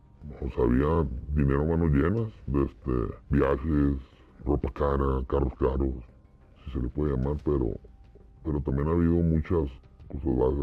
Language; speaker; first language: Spanish; native; Spanish